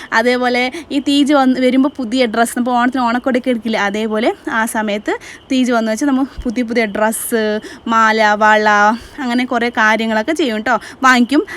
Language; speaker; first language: Malayalam; non-native, fluent; Nepali